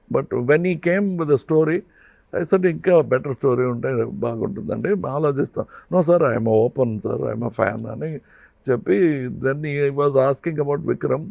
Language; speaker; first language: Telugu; non-native, local second language; Tamil